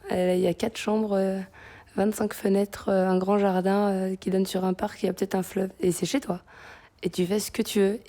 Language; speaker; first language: French; native; French